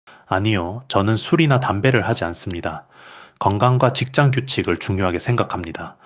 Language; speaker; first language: Korean; non-native, fluent; Urdu